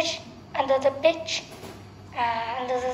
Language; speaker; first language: English; non-native, learner; Vietnamese